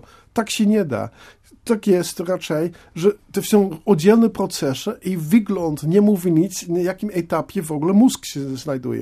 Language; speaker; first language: Polish; non-native, fluent; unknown